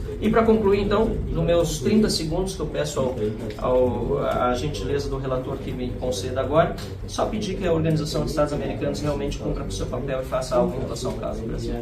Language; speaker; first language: Portuguese; native; Portuguese